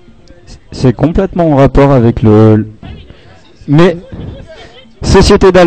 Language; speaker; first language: French; native; French